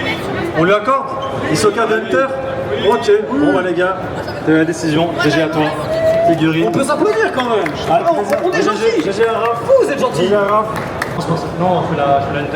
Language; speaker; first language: French; native; French